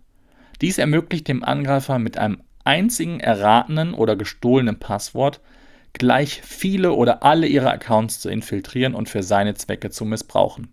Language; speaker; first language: German; native; German